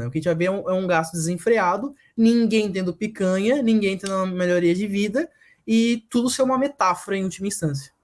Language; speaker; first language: Portuguese; native; Portuguese